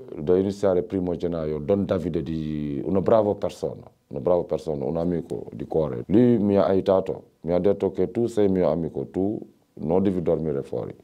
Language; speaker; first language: Italian; non-native, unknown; Wolof